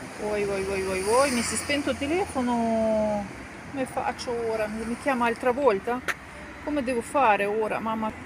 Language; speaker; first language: Italian; non-native, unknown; Ukrainian